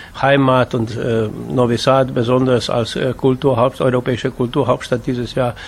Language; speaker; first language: German; non-native, fluent; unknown